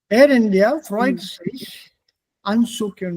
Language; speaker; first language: German; non-native, fluent; Hindi